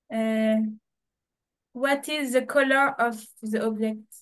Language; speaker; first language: English; non-native, learner; French